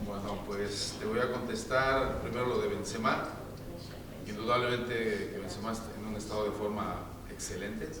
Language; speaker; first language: Spanish; native; Spanish